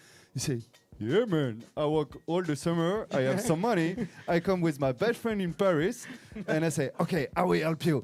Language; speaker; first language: English; non-native, learner; French